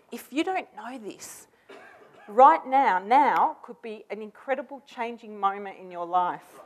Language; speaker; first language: English; native; English